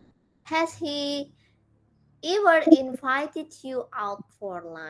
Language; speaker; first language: English; non-native, fluent; Indonesian